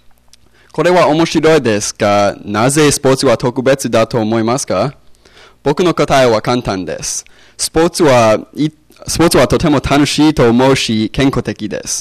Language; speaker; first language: Japanese; non-native, learner; English